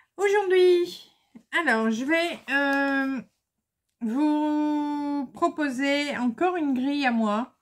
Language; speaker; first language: French; native; French